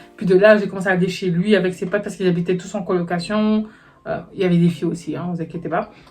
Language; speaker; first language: French; native; French